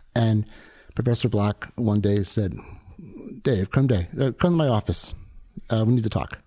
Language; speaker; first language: English; native; English